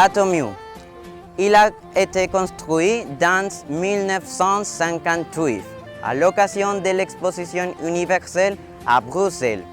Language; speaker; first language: French; non-native, learner; Spanish